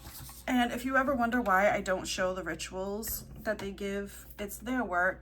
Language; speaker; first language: English; native; English